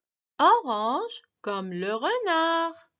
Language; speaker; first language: French; non-native, local second language; Arabic